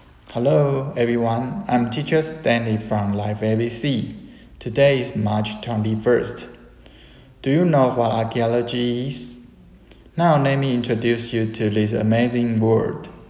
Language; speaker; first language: English; non-native, fluent; Chinese